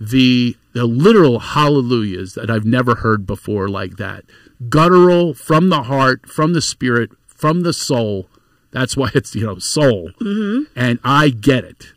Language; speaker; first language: English; native; English